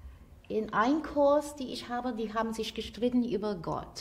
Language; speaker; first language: German; non-native, fluent; English